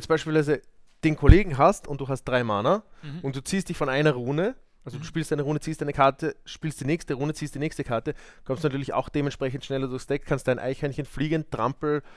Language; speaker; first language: German; native; German